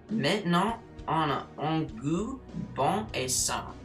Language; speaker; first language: French; non-native, learner; English